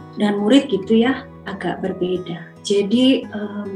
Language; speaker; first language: Indonesian; native; Indonesian